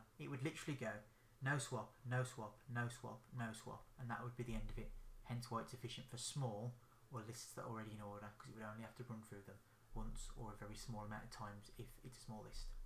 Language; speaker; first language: English; native; English